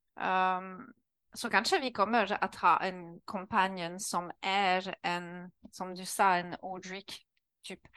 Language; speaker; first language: Swedish; non-native, learner; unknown